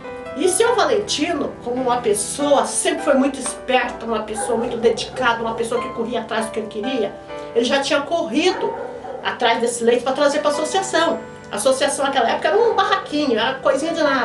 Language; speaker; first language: Portuguese; native; Portuguese